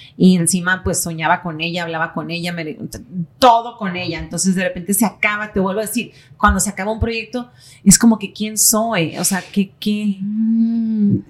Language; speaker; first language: Spanish; native; Spanish